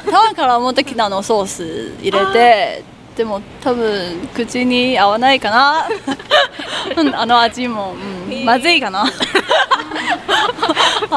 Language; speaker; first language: Japanese; non-native, learner; Chinese